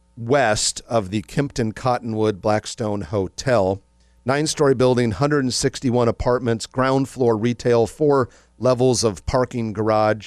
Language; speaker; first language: English; native; English